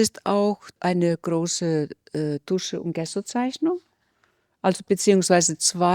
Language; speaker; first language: German; non-native, fluent; Icelandic